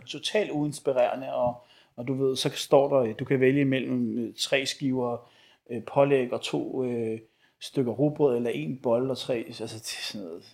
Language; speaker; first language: Danish; early bilingual, other home language; Arabic